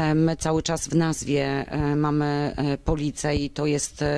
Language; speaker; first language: Polish; native; Polish